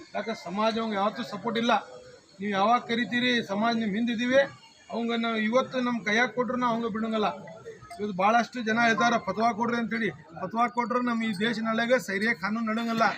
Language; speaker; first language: Kannada; non-native, local second language; Urdu